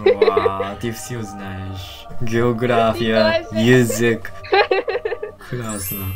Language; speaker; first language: Russian; non-native, learner; Japanese